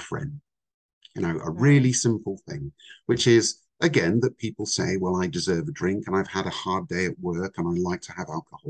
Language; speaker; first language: English; native; English